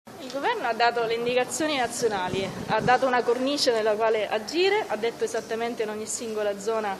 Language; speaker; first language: Italian; native; Italian